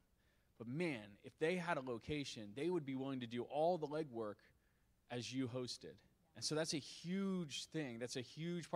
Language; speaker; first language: English; native; English